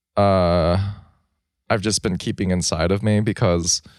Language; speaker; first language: English; native; English